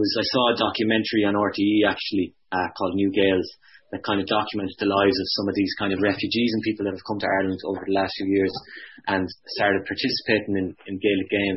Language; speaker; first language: English; native; English